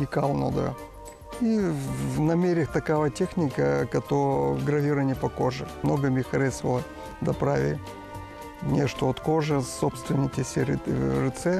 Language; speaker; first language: Bulgarian; non-native, learner; Russian